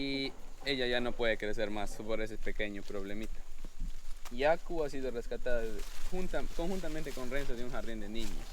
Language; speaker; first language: Spanish; native; Spanish